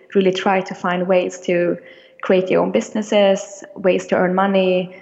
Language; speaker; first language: English; non-native, fluent; Swedish